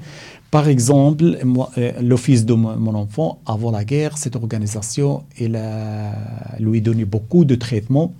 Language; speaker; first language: French; non-native, learner; Arabic